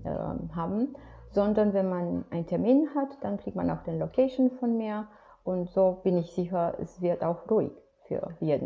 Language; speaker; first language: German; non-native, fluent; Romanian